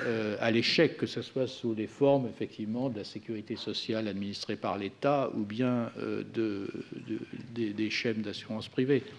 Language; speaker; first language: French; native; French